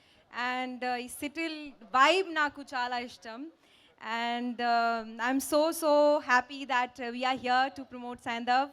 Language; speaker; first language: Telugu; non-native, learner; Hindi